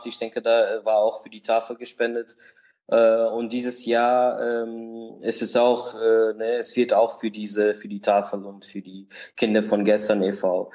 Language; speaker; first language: German; non-native, learner; Portuguese